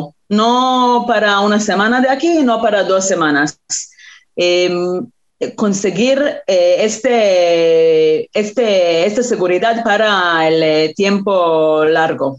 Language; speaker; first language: Spanish; non-native, fluent; Hebrew